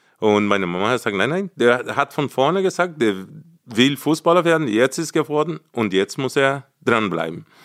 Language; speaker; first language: German; non-native, fluent; Portuguese